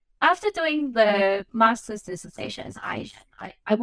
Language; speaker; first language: English; non-native, local second language; Cantonese